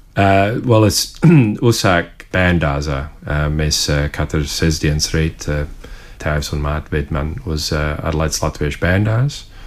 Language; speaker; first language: Latvian; early bilingual, heritage; Latvian